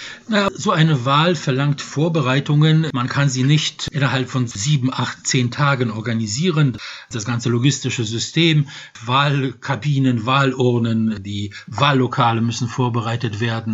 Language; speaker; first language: German; non-native, fluent; Polish